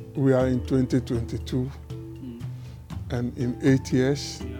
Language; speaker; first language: English; non-native, local second language; Ewe